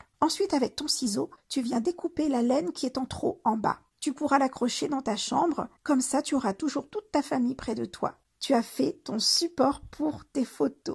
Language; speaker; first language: French; native; French